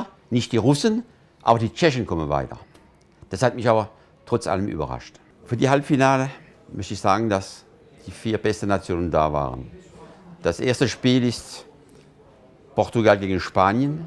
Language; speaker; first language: German; non-native, fluent; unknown